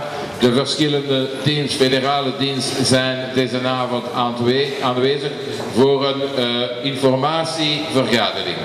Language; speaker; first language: Dutch; non-native, local second language; French